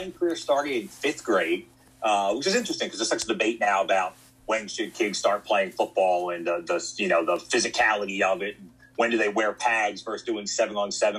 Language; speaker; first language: English; native; English